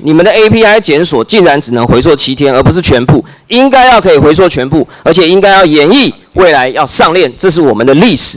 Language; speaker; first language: Chinese; native; Chinese